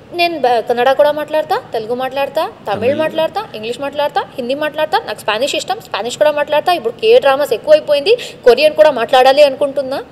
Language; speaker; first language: Telugu; non-native, local second language; Tamil